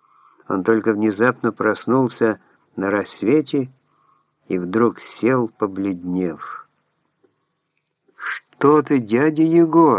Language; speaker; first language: Russian; native; Russian